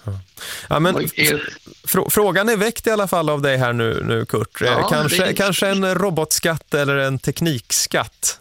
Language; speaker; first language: Swedish; native; Swedish